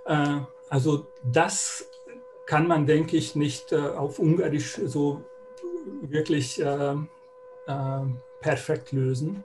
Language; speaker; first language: German; non-native, fluent; Hungarian